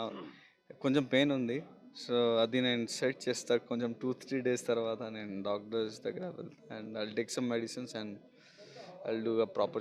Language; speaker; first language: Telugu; non-native, local second language; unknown